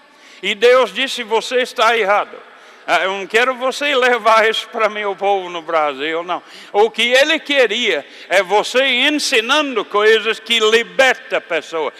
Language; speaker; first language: Portuguese; non-native, fluent; English